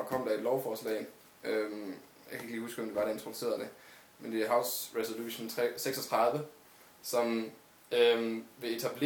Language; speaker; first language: Danish; native; Danish